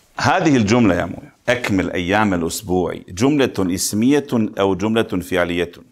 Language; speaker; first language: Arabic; non-native, fluent; Bosnian